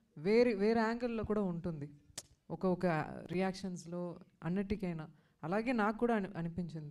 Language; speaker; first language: Telugu; non-native, fluent; Tamil